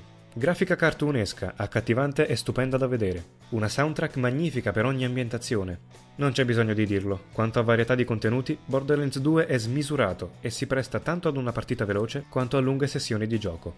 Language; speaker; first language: Italian; native; Italian